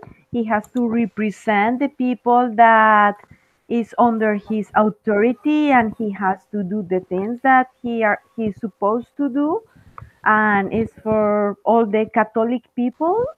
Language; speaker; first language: English; non-native, fluent; Spanish